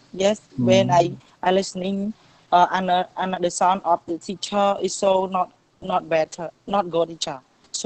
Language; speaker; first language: English; non-native, learner; Khmer